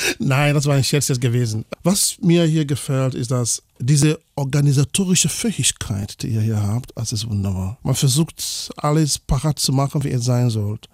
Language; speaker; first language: German; non-native, fluent; Igbo